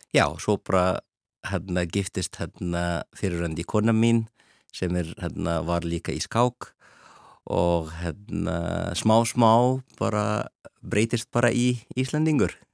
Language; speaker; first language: Icelandic; non-native, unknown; Arabic